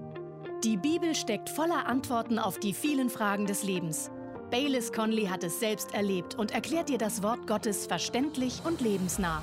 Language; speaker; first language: German; native; German